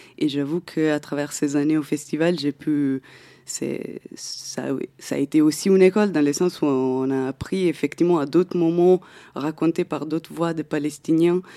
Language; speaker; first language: French; non-native, fluent; Italian